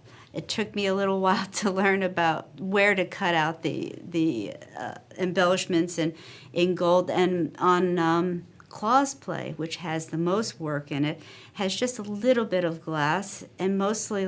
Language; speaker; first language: English; native; English